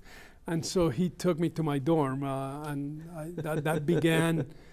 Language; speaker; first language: English; early bilingual, other home language; Spanish